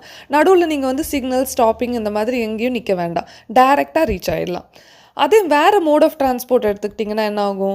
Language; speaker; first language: Tamil; native; Tamil